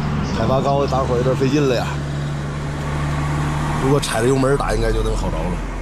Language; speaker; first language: Chinese; native; Chinese